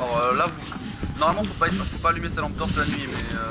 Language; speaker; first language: French; native; French